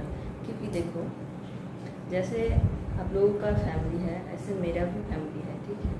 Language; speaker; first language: Hindi; non-native, local second language; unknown